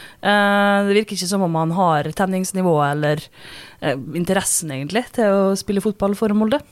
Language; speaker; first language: Norwegian; native; Norwegian